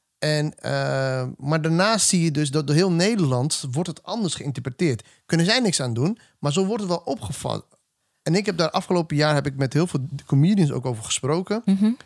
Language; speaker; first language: Dutch; native; Dutch